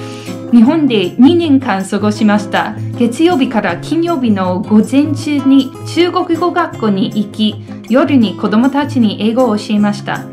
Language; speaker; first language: Japanese; non-native, fluent; English